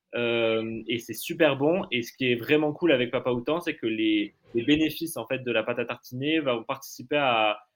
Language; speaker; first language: French; native; French